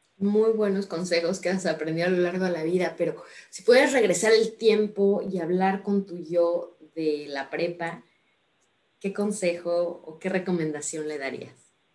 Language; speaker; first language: Spanish; native; Spanish